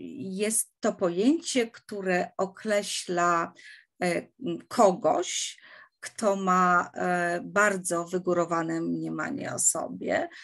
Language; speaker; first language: Polish; native; Polish